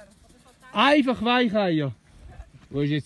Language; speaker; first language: German; native; German